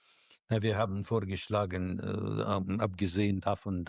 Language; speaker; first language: German; non-native, fluent; Russian